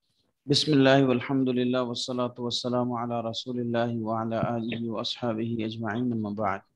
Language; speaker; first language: Arabic; non-native, fluent; Urdu